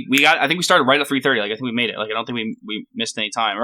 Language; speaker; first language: English; native; English